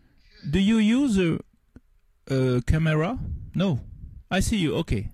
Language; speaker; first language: English; non-native, learner; French